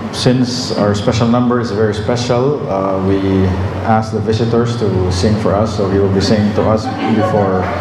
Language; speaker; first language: English; non-native, local second language; Filipino